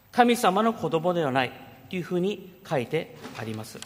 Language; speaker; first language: Japanese; early bilingual, heritage; Japanese